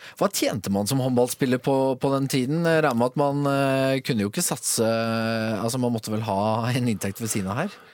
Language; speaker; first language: Norwegian; native; Norwegian